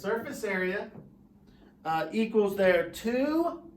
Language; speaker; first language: English; native; English